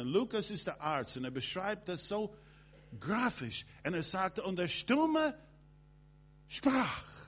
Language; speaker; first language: German; non-native, fluent; English